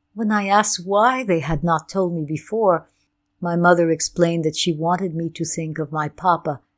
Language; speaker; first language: English; non-native, fluent; Ukrainian